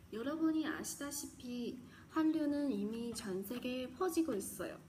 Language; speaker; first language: Korean; non-native, fluent; Chinese